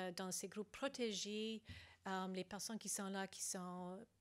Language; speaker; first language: French; non-native, fluent; English